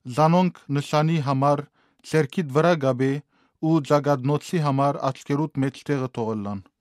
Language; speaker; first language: Armenian; native; Armenian